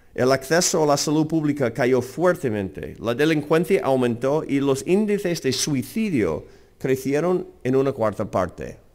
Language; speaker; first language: Spanish; non-native, fluent; English